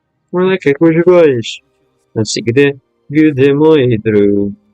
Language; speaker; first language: Russian; non-native, learner; English